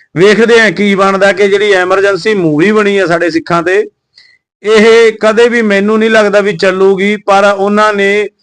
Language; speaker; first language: Punjabi; native; Punjabi